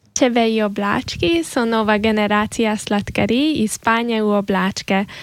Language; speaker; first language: Slovenian; early bilingual, heritage; Slovenian